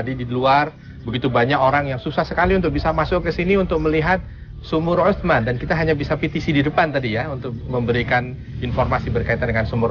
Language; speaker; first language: Indonesian; native; Indonesian